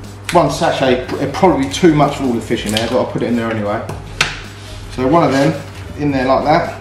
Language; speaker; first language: English; native; English